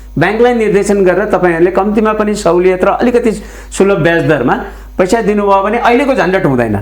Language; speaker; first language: Nepali; native; Nepali